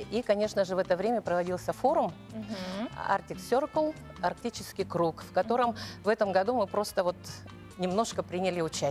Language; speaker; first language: Russian; native; Russian